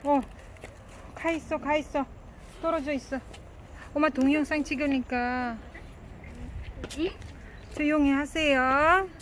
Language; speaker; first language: Korean; non-native, fluent; Filipino